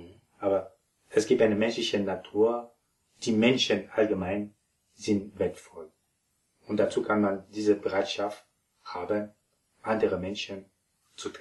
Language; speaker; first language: German; non-native, fluent; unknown